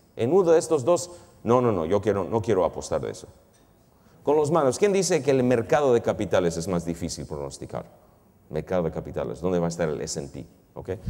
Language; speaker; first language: Spanish; early bilingual, heritage; Spanish